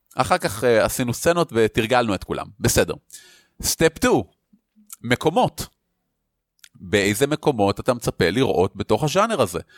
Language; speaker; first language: Hebrew; native; Hebrew